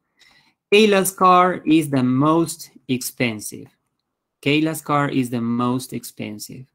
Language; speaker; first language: English; non-native, fluent; Spanish